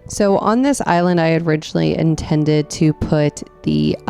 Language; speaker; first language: English; native; English